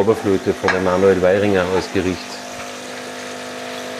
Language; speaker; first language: German; native; German